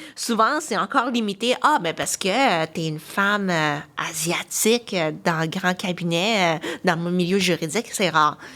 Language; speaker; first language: French; early bilingual, other home language; Chinese